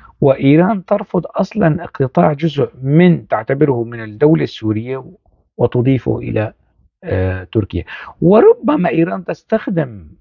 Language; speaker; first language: Arabic; non-native, local second language; Kurdish